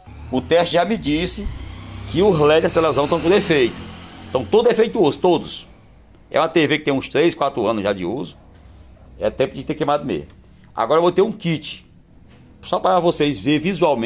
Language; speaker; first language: Portuguese; native; Portuguese